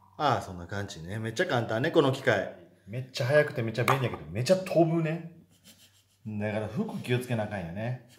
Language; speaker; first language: Japanese; native; Japanese